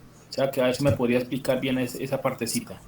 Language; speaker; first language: Spanish; native; Spanish